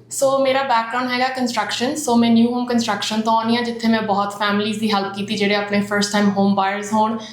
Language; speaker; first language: Punjabi; early bilingual, heritage; Punjabi